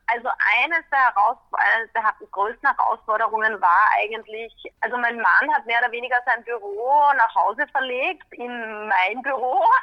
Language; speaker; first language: German; native; German